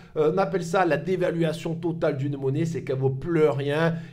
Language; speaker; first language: French; native; French